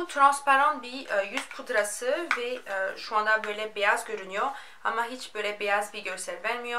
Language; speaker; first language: Turkish; non-native, fluent; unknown